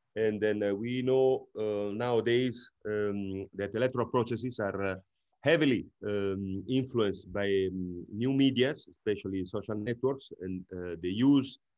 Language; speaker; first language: English; non-native, fluent; Italian